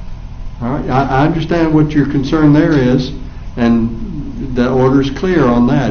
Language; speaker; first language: English; native; English